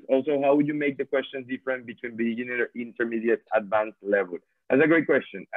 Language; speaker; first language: English; non-native, fluent; Spanish